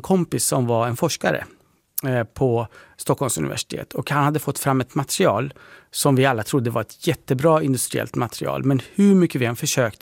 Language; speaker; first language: Swedish; early bilingual, other home language; Persian